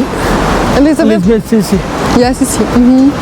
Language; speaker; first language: English; non-native, learner; German